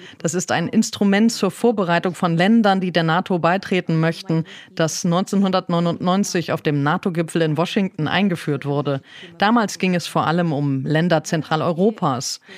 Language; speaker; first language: German; non-native, fluent; Ukrainian